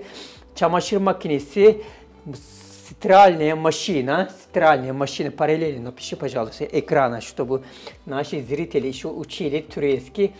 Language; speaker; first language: Russian; non-native, learner; Turkish